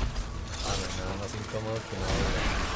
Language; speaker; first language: Spanish; native; Spanish